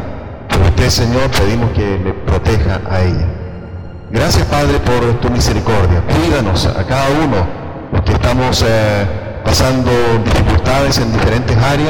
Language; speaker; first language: Spanish; native; Spanish